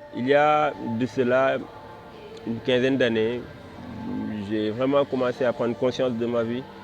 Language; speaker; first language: French; non-native, local second language; Wolof